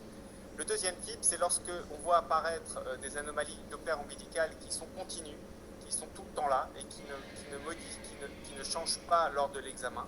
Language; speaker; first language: French; native; French